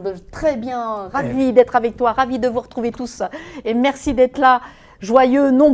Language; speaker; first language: French; native; French